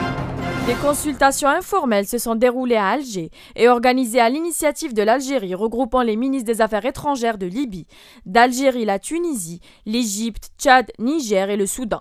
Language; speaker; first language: French; non-native, local second language; Arabic